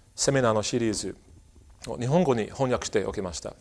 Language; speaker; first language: Japanese; non-native, fluent; English